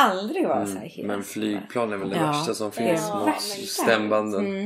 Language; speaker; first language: Swedish; native; Swedish